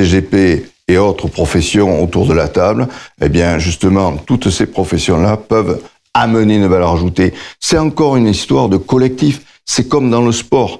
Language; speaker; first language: French; native; French